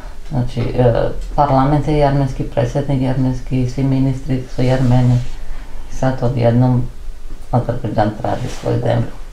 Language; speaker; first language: Serbian; non-native, fluent; Armenian